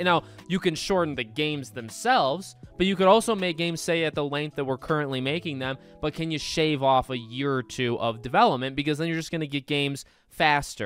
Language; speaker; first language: English; native; English